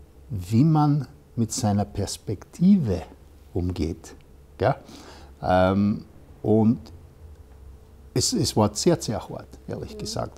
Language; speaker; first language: German; non-native, fluent; English